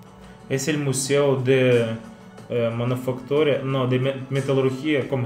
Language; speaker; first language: Spanish; non-native, learner; Russian